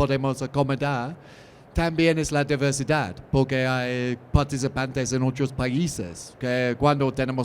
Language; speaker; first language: Spanish; non-native, learner; English